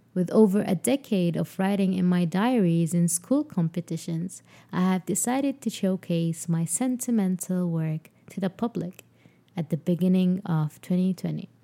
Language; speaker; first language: English; non-native, fluent; Arabic